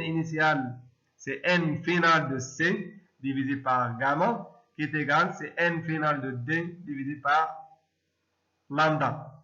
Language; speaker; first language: French; non-native, local second language; Arabic